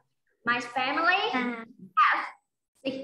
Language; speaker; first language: English; non-native, fluent; Vietnamese